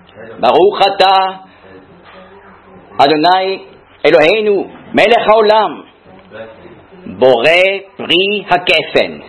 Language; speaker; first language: Hebrew; non-native, fluent; German